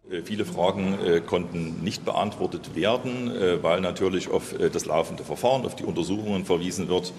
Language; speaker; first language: German; native; German